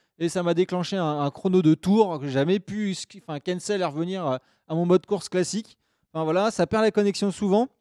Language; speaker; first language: French; native; French